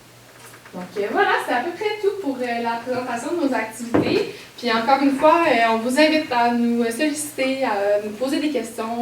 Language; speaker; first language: French; native; French